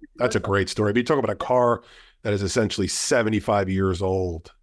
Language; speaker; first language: English; native; English